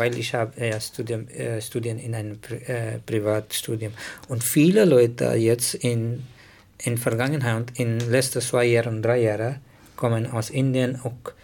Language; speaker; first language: German; non-native, learner; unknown